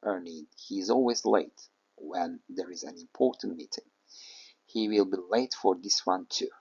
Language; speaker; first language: English; non-native, fluent; Turkish